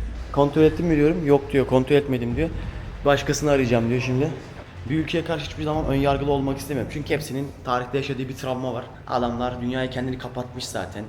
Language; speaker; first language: Turkish; native; Turkish